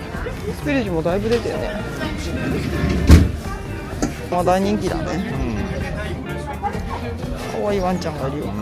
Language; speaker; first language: Japanese; native; Japanese